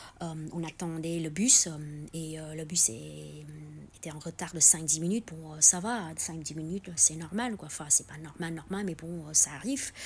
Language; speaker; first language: French; non-native, fluent; Vietnamese